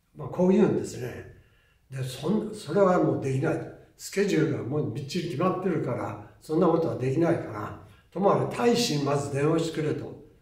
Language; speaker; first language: Japanese; native; Japanese